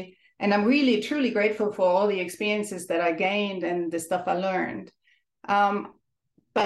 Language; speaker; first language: English; non-native, fluent; German